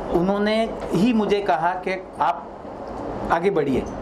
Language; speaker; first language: Hindi; non-native, local second language; Marathi